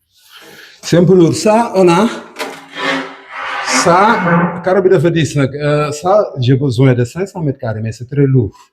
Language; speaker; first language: French; non-native, local second language; Wolof